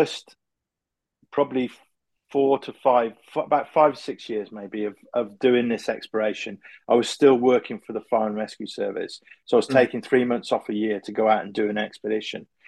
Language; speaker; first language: English; native; English